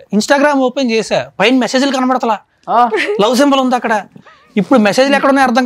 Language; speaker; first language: Telugu; native; Telugu